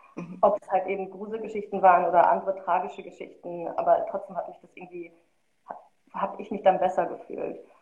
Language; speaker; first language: German; early bilingual, other home language; Arabic